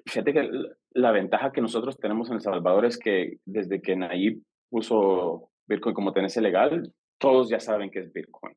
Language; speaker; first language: Spanish; native; Spanish